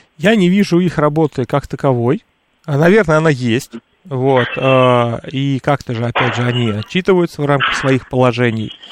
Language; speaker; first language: Russian; native; Russian